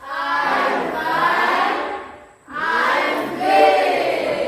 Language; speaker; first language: English; non-native, learner; Indonesian